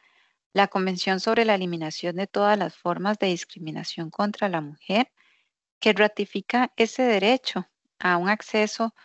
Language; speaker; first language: Spanish; native; Spanish